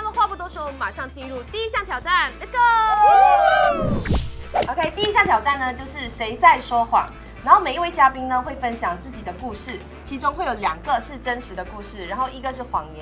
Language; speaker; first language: Chinese; native; Chinese